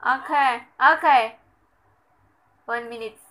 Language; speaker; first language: English; non-native, learner; Indonesian